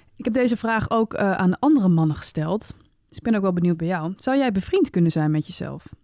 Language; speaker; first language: Dutch; native; Dutch